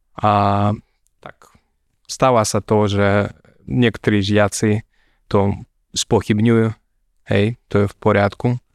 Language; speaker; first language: Slovak; non-native, fluent; Russian